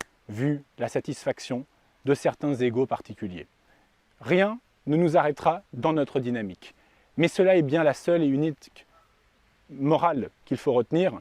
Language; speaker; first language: French; native; French